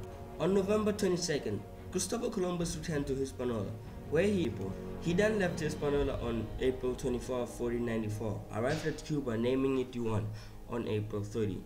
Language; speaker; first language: English; non-native, fluent; Southern Sotho